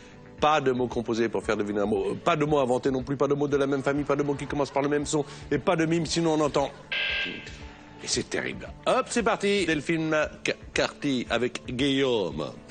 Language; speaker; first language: French; native; French